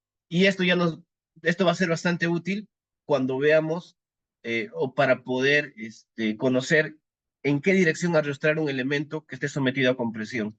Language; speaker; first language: Spanish; native; Spanish